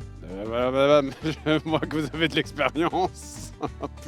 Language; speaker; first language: French; native; French